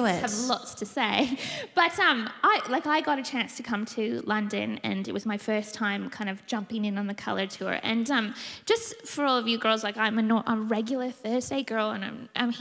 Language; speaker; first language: English; native; English